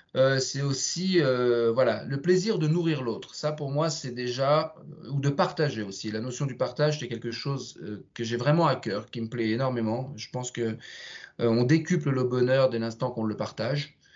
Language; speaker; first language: French; native; French